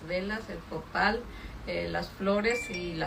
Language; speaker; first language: Spanish; native; Spanish